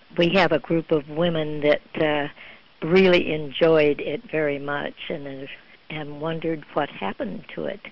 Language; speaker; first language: English; early bilingual, other home language; Italian